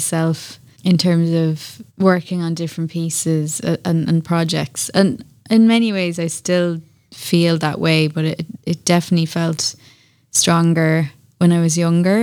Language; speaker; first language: English; native; English